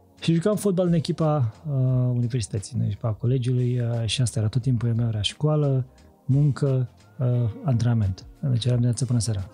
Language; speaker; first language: Romanian; native; Romanian